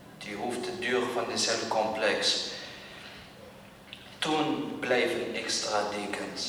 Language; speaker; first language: Dutch; non-native, learner; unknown